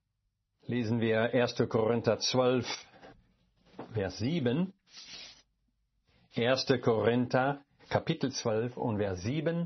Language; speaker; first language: German; non-native, fluent; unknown